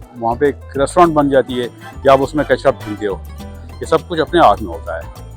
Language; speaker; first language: Hindi; non-native, fluent; Punjabi